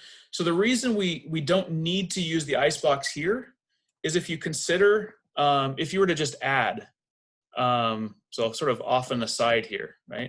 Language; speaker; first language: English; native; English